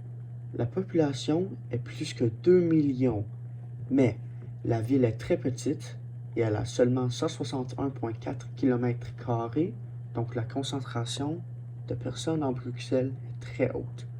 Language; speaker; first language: French; non-native, learner; English